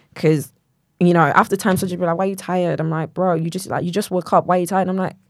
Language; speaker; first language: English; non-native, local second language; Yoruba